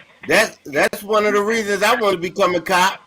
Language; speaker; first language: English; native; English